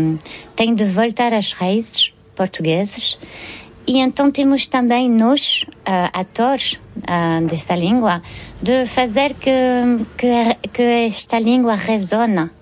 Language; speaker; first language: Portuguese; non-native, fluent; French